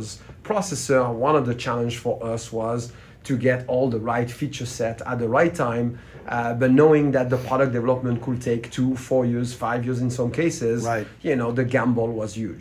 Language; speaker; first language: English; non-native, fluent; French